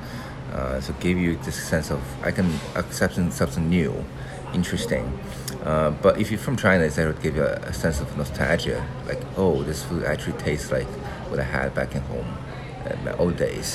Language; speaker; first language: English; non-native, fluent; Chinese